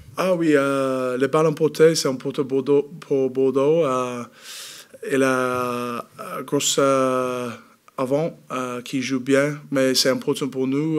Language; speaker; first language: French; non-native, learner; English